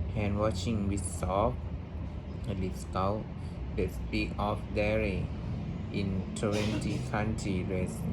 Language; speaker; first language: English; non-native, learner; Thai